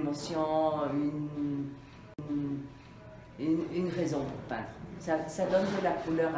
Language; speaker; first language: French; non-native, fluent; Spanish